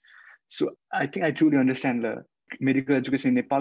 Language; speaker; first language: English; non-native, local second language; Nepali